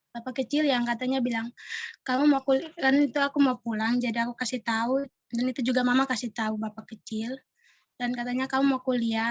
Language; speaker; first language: Indonesian; non-native, local second language; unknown